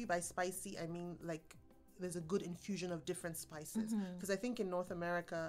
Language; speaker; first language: English; non-native, local second language; Igbo